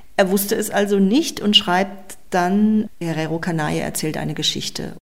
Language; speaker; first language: German; native; German